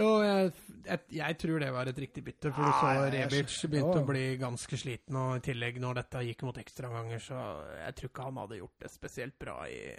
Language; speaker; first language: Norwegian; native; Norwegian